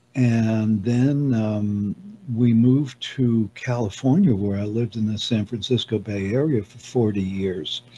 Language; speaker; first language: English; native; English